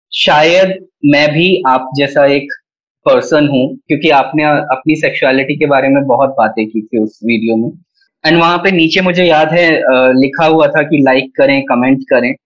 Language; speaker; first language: Hindi; native; Hindi